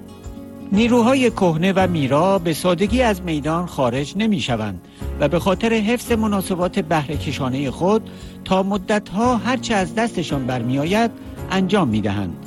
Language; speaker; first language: Persian; native; Persian